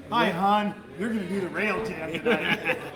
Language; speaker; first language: English; native; English